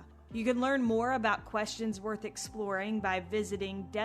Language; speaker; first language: English; native; English